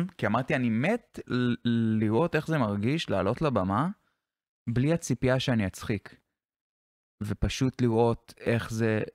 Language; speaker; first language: Hebrew; native; Hebrew